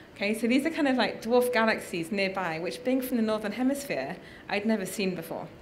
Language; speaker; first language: English; native; English